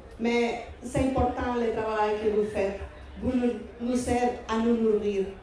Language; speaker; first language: French; non-native, fluent; Spanish